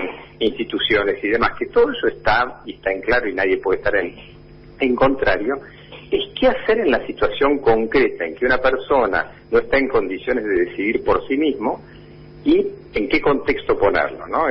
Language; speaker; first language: Spanish; native; Spanish